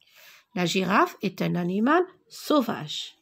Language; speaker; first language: French; non-native, local second language; Arabic